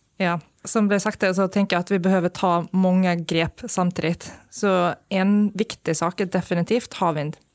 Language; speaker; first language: Norwegian; non-native, fluent; Icelandic